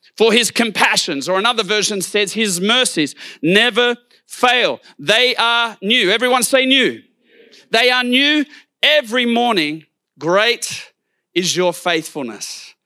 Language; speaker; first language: English; native; English